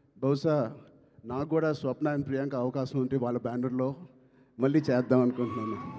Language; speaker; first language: Telugu; native; Telugu